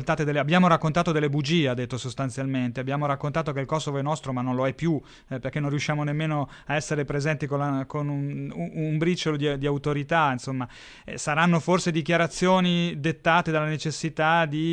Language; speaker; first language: Italian; native; Italian